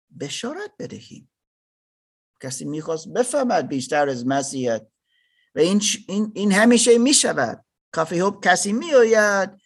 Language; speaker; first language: Persian; non-native, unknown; English